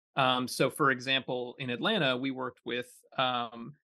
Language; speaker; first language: English; native; English